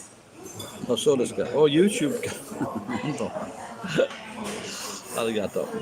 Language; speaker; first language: Japanese; non-native, learner; English